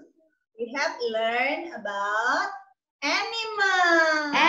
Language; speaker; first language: English; non-native, learner; Indonesian